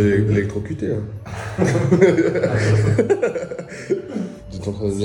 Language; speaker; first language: French; native; French